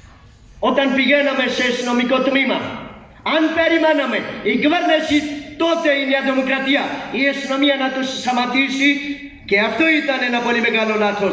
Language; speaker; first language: Greek; non-native, learner; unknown